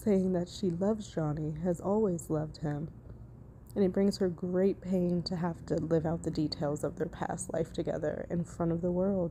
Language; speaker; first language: English; native; English